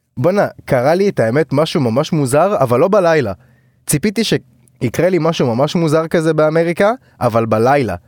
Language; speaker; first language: Hebrew; native; Hebrew